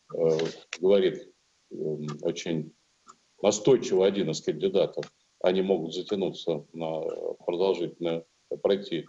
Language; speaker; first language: Russian; native; Russian